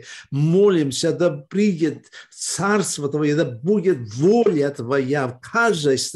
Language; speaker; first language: Russian; early bilingual, heritage; Russian